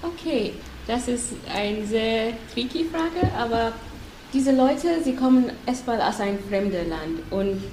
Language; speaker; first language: German; non-native, fluent; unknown